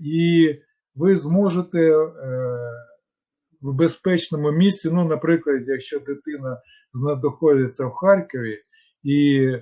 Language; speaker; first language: Ukrainian; non-native, local second language; Russian